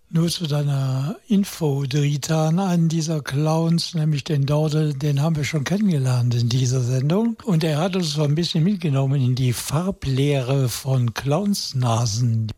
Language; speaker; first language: German; native; German